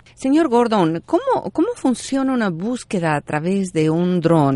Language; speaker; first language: Spanish; native; Spanish